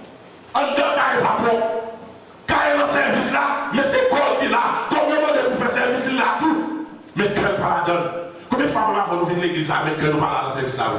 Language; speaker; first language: French; non-native, local second language; Haitian Creole